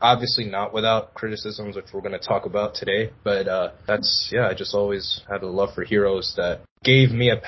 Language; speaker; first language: English; native; English